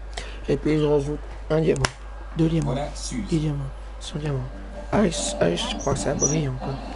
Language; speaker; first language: French; native; French